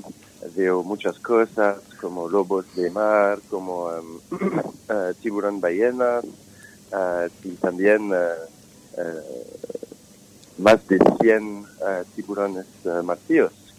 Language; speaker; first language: Spanish; non-native, fluent; French